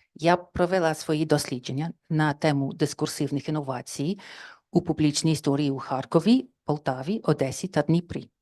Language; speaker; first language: Ukrainian; non-native, fluent; English